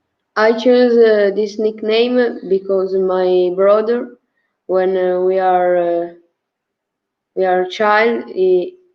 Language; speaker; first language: English; non-native, learner; Italian